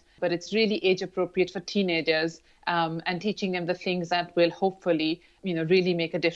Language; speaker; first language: English; non-native, local second language; Urdu